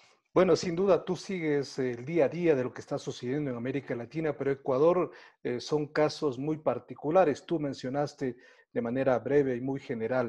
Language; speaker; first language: Spanish; native; Spanish